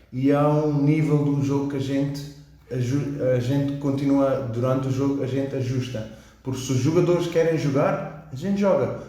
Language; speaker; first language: Portuguese; early bilingual, heritage; English